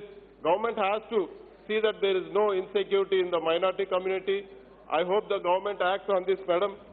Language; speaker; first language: English; non-native, local second language; Telugu